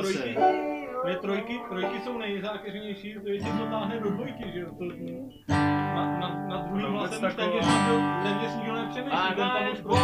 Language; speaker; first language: Czech; native; Czech